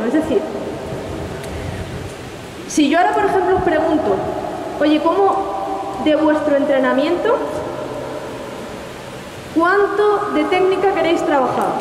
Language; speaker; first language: Spanish; native; Spanish